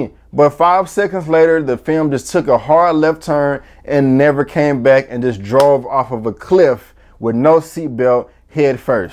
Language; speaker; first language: English; native; English